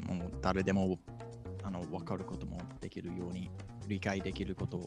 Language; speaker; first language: Japanese; non-native, fluent; English